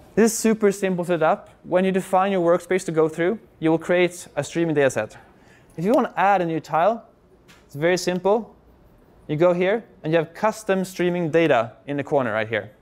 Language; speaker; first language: English; non-native, fluent; Swedish